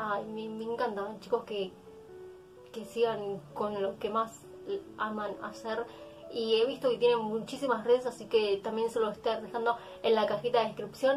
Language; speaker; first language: Spanish; native; Spanish